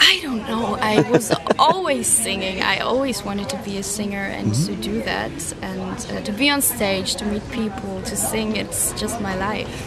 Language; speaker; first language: English; non-native, fluent; German